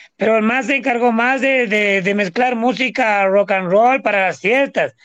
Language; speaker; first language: Spanish; native; Spanish